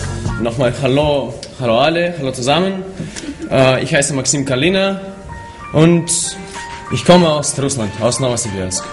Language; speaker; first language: German; non-native, fluent; Russian